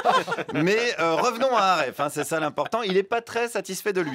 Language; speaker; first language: French; native; French